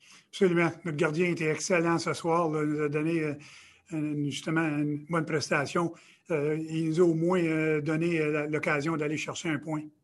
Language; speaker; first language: French; native; French